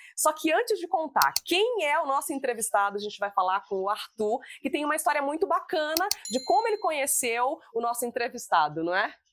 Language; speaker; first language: Portuguese; native; Portuguese